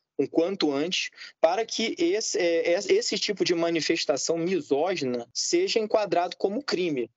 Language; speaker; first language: Portuguese; native; Portuguese